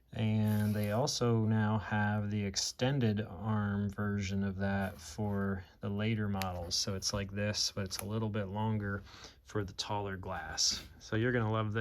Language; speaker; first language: English; native; English